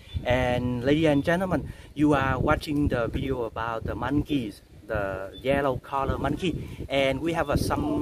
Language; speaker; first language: English; non-native, local second language; Vietnamese